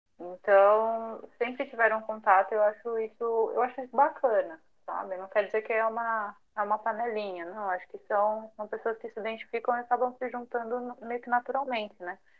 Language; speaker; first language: Portuguese; early bilingual, other home language; Japanese